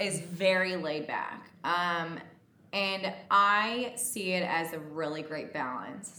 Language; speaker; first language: English; native; English